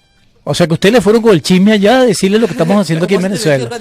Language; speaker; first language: Spanish; native; Spanish